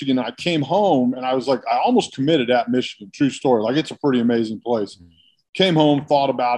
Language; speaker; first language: English; native; English